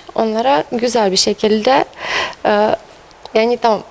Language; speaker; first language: Turkish; non-native, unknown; Russian